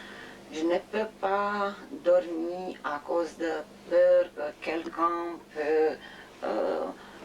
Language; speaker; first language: French; non-native, fluent; Romanian